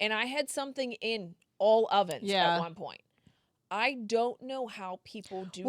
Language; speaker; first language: English; native; English